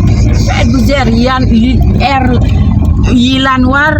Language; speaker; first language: Turkish; non-native, learner; Indonesian